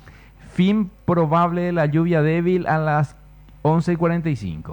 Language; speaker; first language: Spanish; native; Spanish